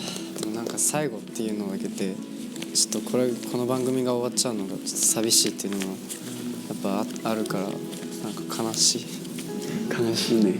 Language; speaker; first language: Japanese; native; Japanese